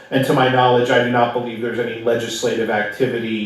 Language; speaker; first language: English; native; English